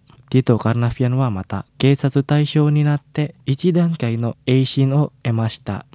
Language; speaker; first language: Japanese; non-native, fluent; Indonesian